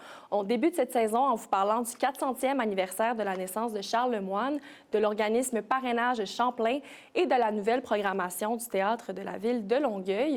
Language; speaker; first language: French; native; French